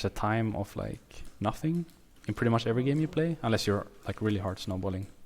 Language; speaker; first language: English; non-native, fluent; Swedish